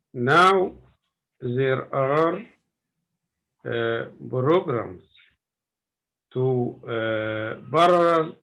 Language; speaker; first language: English; non-native, learner; Arabic